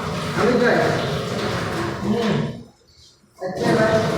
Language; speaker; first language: Hindi; non-native, learner; Bangla